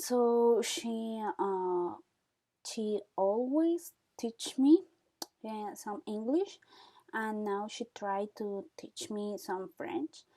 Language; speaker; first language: English; non-native, learner; Spanish